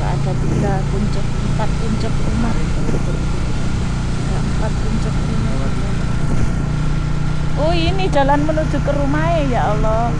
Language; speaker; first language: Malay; non-native, local second language; Javanese